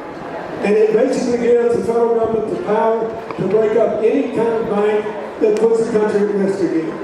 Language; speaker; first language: English; native; English